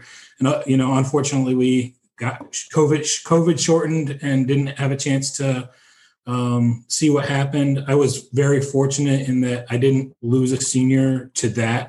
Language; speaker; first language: English; native; English